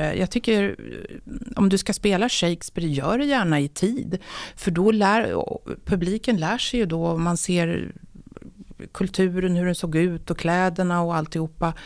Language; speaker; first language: Swedish; native; Swedish